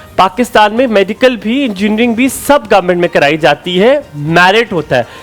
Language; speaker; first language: Urdu; native; Urdu